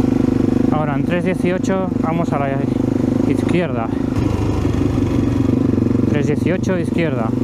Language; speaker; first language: Spanish; native; Spanish